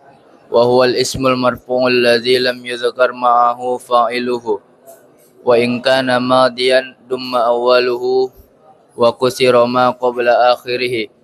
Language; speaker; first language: Arabic; non-native, fluent; Indonesian